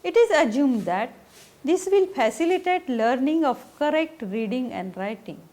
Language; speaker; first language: English; non-native, local second language; Marathi